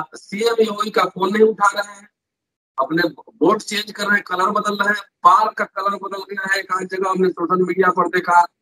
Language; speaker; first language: Hindi; native; Hindi